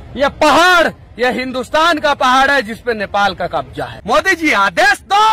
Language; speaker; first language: Hindi; native; Hindi